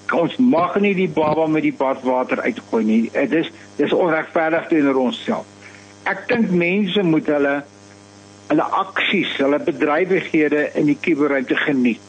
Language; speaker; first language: Afrikaans; native; Afrikaans